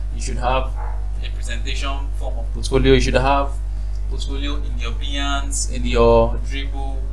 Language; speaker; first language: English; non-native, local second language; Yoruba